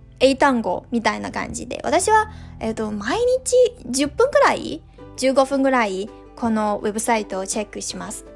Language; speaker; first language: Japanese; non-native, fluent; Chinese